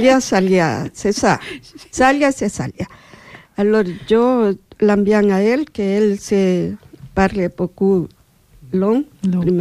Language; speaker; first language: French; non-native, learner; Spanish